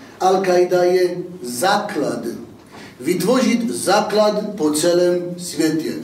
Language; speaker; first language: Czech; non-native, fluent; Hebrew